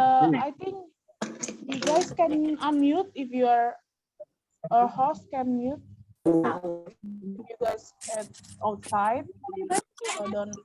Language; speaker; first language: English; non-native, learner; Indonesian